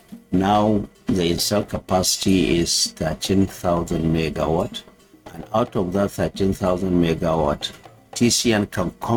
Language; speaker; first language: English; non-native, local second language; Hausa